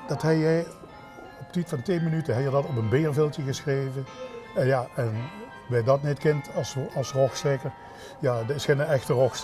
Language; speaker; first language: Dutch; native; Dutch